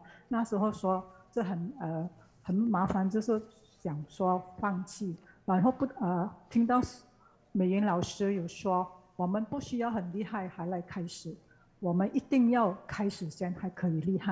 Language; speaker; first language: Chinese; non-native, learner; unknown